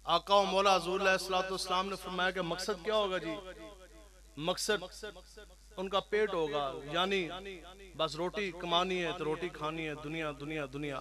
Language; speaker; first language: Urdu; non-native, local second language; Punjabi